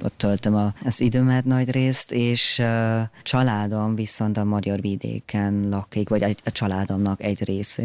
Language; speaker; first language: Hungarian; early bilingual, heritage; German